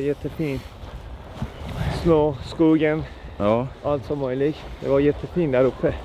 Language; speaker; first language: Swedish; non-native, learner; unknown